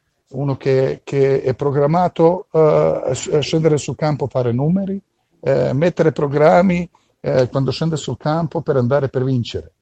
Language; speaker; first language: Italian; non-native, fluent; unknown